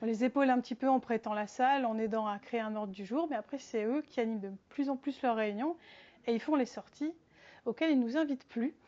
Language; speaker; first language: French; native; French